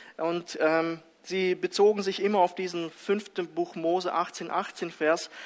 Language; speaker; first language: German; early bilingual, other home language; Russian